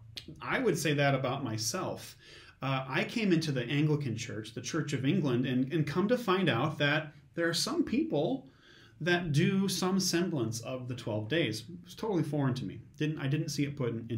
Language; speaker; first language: English; native; English